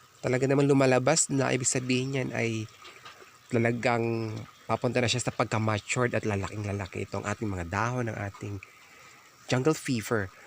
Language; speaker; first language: Filipino; native; Filipino